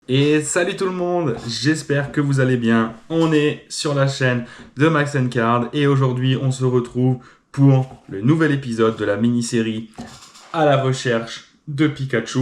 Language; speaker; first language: French; native; French